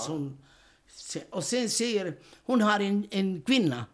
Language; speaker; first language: Swedish; non-native, learner; Romany